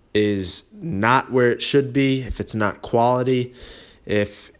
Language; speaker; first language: English; native; English